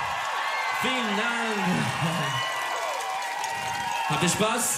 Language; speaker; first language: German; non-native, learner; Turkish